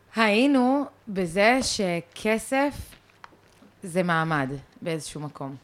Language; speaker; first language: Hebrew; early bilingual, other home language; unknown